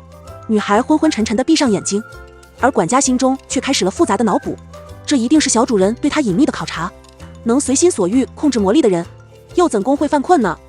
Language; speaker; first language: Chinese; native; Chinese